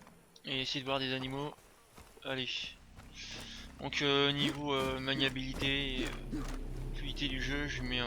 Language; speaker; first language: French; native; French